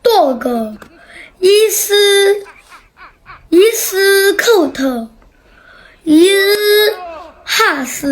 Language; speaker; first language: English; non-native, learner; Chinese